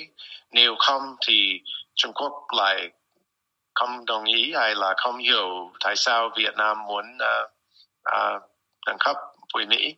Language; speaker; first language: Vietnamese; non-native, fluent; English